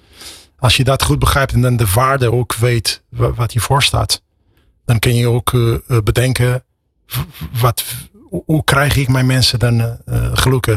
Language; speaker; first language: Dutch; non-native, fluent; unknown